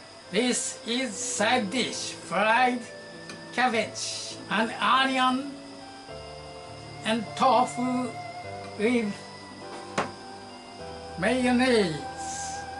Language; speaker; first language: English; non-native, learner; Japanese